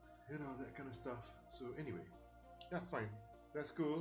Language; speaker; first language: English; non-native, local second language; Malay